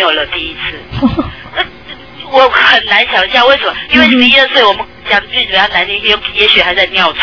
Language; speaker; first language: Chinese; native; Chinese